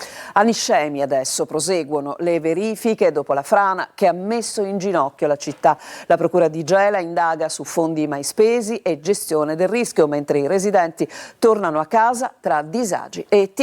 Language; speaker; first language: Italian; native; Italian